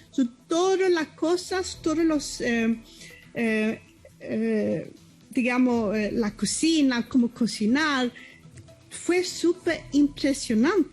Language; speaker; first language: Spanish; early bilingual, heritage; Spanish